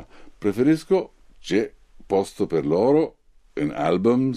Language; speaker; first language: Italian; non-native, fluent; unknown